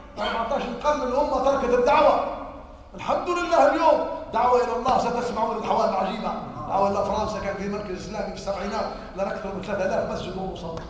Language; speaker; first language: Arabic; native; Arabic